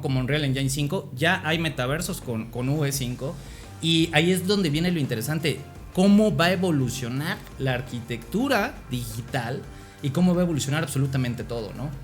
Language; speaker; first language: Spanish; native; Spanish